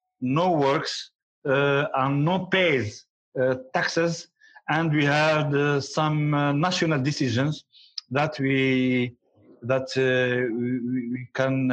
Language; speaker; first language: English; non-native, learner; Arabic